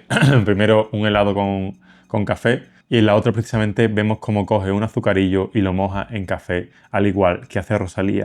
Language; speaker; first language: Spanish; native; Spanish